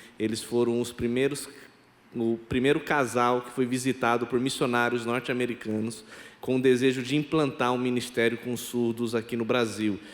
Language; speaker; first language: Portuguese; non-native, local second language; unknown